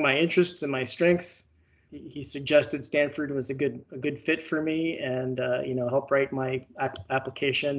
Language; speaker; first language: English; native; English